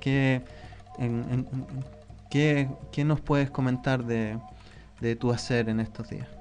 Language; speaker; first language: Spanish; native; Spanish